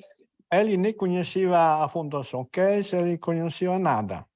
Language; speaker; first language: Portuguese; non-native, learner; Italian